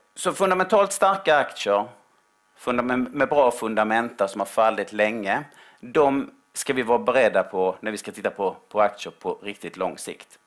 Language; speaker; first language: Swedish; native; Swedish